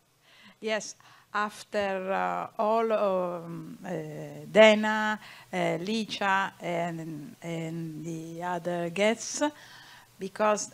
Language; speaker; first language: English; non-native, learner; Italian